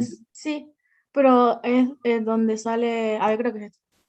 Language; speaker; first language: Spanish; native; Spanish